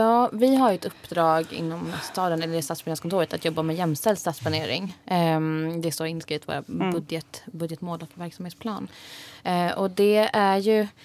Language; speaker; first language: Swedish; native; Swedish